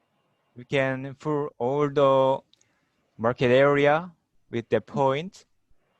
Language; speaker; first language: English; non-native, learner; Korean